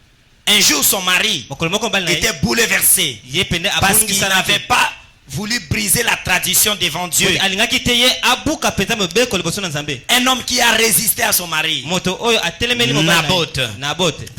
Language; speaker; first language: Haitian Creole; non-native, local second language; Lingala